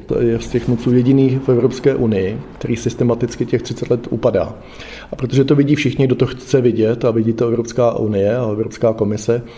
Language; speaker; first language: Czech; native; Czech